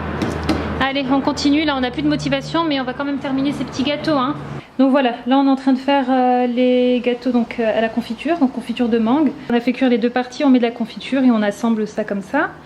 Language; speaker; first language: French; native; French